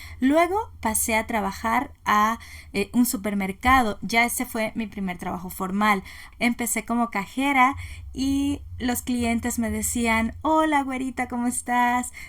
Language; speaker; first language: Spanish; native; Spanish